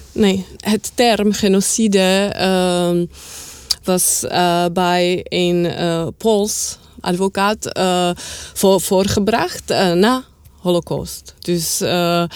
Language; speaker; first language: Dutch; non-native, learner; Czech